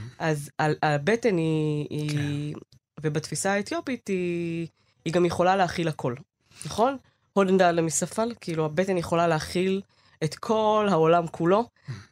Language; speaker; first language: Hebrew; early bilingual, other home language; Amharic